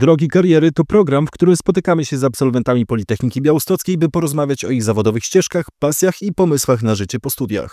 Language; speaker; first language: Polish; native; Polish